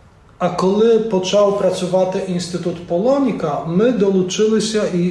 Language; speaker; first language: Ukrainian; non-native, fluent; Polish